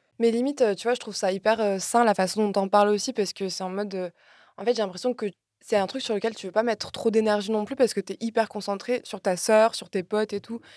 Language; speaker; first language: French; early bilingual, other home language; Spanish